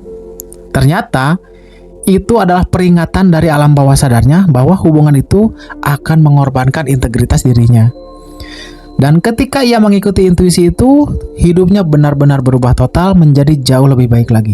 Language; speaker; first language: Indonesian; native; Indonesian